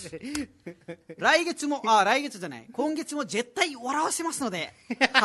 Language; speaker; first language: Japanese; non-native, fluent; Nepali